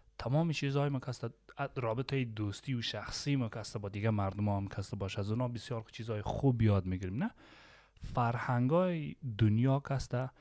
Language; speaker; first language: Persian; native; Persian